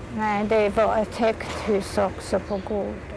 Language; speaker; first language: Swedish; non-native, fluent; Polish